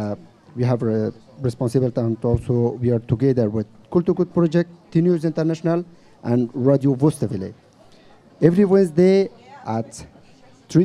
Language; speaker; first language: English; non-native, learner; Persian